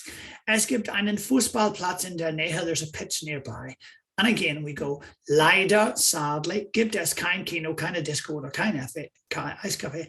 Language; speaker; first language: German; non-native, fluent; English